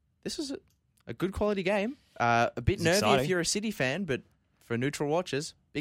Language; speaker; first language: English; native; English